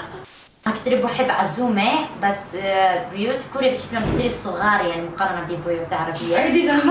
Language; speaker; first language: Arabic; non-native, learner; Korean